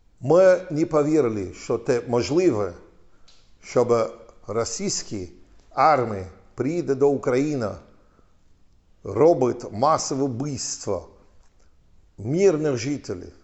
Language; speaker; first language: Ukrainian; non-native, learner; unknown